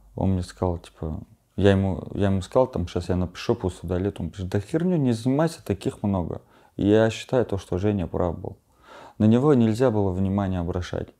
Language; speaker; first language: Russian; non-native, fluent; Armenian